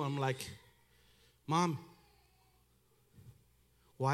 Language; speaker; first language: English; early bilingual, other home language; Spanish